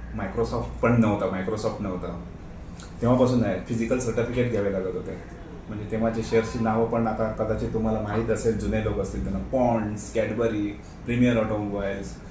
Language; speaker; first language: Marathi; non-native, local second language; Konkani